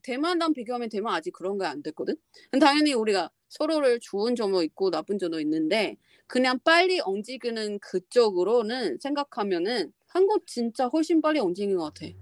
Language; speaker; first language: Korean; non-native, learner; Chinese